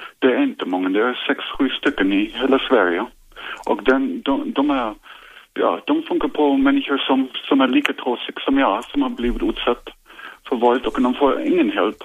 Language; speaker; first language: Swedish; non-native, learner; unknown